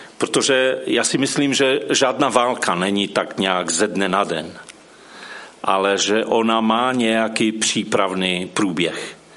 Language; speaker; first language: Czech; non-native, local second language; Polish